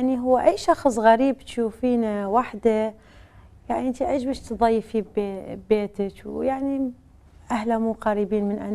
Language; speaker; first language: Arabic; native; Arabic